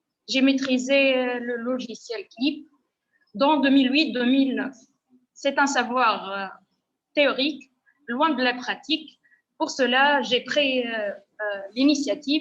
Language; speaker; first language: French; non-native, local second language; Arabic